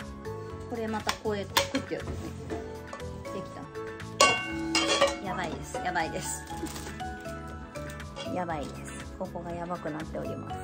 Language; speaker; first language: Japanese; native; Japanese